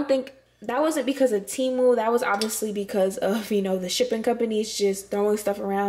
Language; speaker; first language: English; native; English